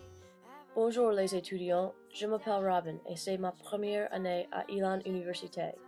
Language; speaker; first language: French; non-native, learner; English